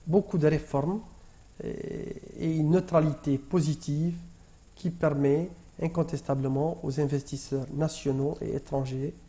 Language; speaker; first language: French; non-native, local second language; Arabic